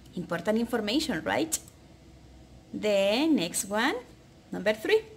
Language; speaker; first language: English; non-native, fluent; Spanish